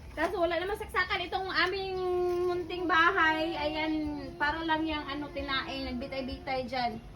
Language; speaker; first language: Filipino; non-native, local second language; Cebuano